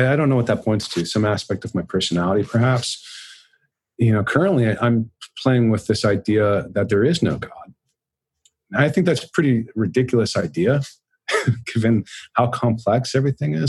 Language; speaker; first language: English; native; English